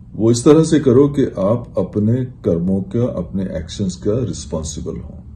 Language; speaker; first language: Hindi; non-native, local second language; Punjabi